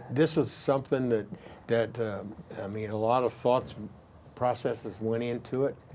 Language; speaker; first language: English; native; English